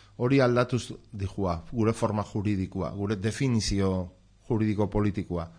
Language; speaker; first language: Basque; non-native, local second language; Spanish